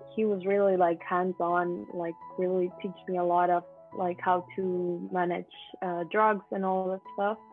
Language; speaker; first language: English; non-native, fluent; Spanish